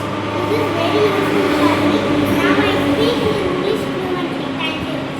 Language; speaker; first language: English; non-native, learner; Tamil